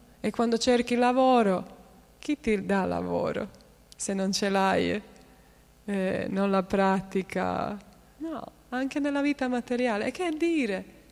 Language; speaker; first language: Italian; non-native, fluent; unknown